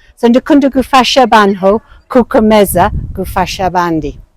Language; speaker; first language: Kinyarwanda; non-native, learner; English